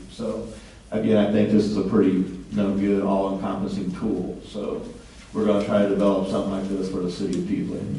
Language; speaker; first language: English; native; English